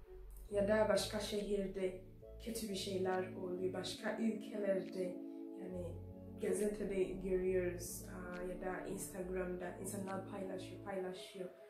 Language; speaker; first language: Turkish; non-native, fluent; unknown